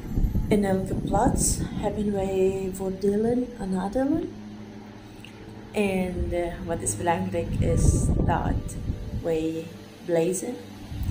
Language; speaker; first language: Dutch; non-native, learner; Filipino